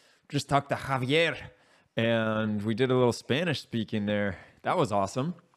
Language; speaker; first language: English; native; English